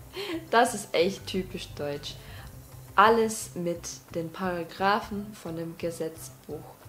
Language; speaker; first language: German; non-native, fluent; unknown